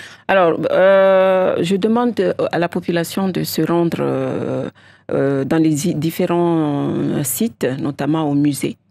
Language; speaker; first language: French; non-native, local second language; Comorian